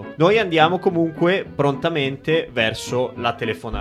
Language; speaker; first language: Italian; native; Italian